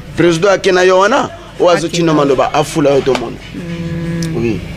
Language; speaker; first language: Lingala; native; Lingala